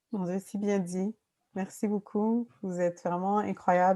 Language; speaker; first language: French; native; French